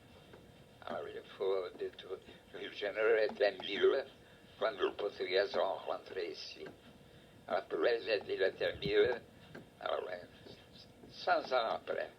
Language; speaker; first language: French; non-native, fluent; Portuguese